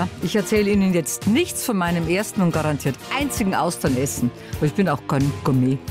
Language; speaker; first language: German; native; German